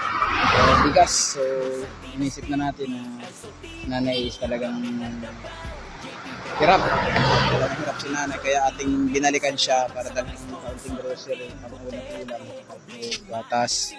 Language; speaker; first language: Filipino; non-native, local second language; Cebuano